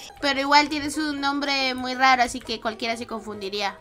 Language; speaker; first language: Spanish; native; Spanish